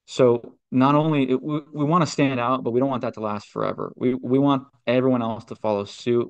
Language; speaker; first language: English; native; English